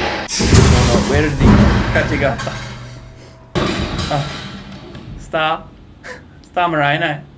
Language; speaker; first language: Japanese; non-native, fluent; English